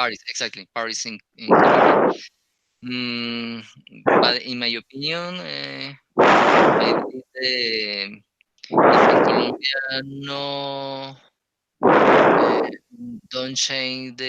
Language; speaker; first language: English; non-native, learner; Spanish